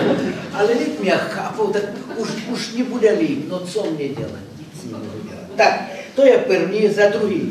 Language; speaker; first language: Czech; non-native, learner; Russian